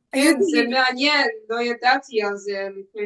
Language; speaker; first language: Hebrew; non-native, learner; English